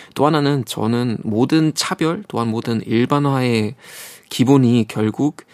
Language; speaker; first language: Korean; non-native, fluent; German